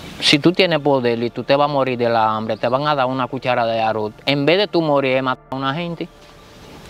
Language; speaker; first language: Spanish; early bilingual, other home language; Haitian Creole